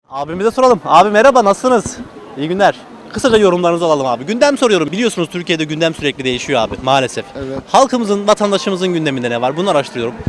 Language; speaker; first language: Turkish; native; Turkish